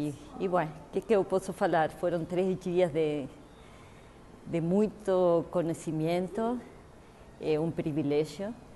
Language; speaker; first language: Portuguese; non-native, fluent; Spanish